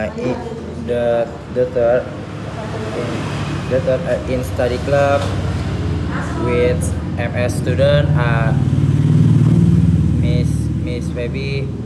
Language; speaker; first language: English; non-native, learner; Indonesian